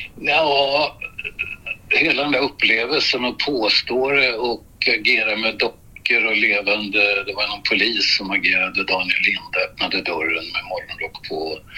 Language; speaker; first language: Swedish; native; Swedish